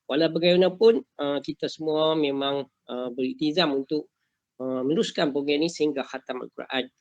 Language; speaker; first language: Malay; native; Malay